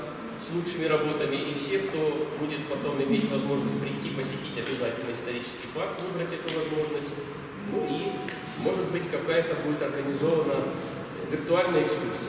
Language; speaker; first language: Russian; native; Russian